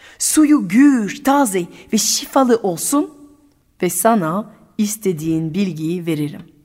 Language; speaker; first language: Turkish; non-native, fluent; French